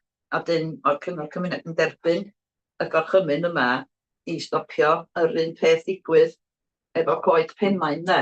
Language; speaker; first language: Welsh; native; Welsh